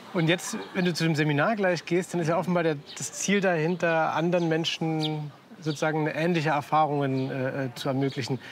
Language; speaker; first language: German; native; German